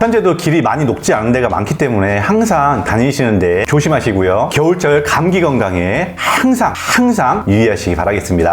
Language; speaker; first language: Korean; native; Korean